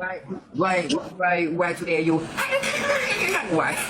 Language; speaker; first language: English; non-native, learner; Thai